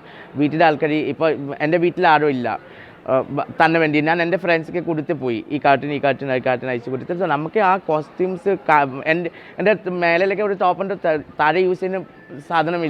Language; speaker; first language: Malayalam; non-native, fluent; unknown